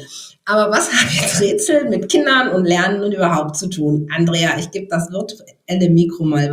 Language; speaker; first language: German; native; German